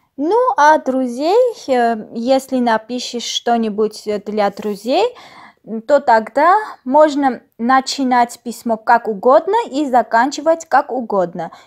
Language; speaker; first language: Russian; non-native, fluent; Armenian